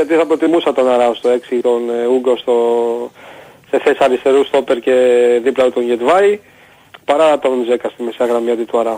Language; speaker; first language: Greek; native; Greek